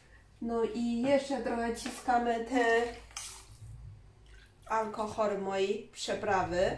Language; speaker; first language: Polish; non-native, learner; Chinese